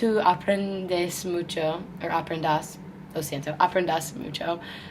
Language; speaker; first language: Spanish; non-native, learner; English